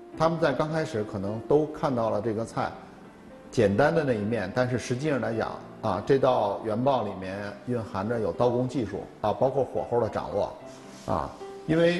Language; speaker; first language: Chinese; native; Chinese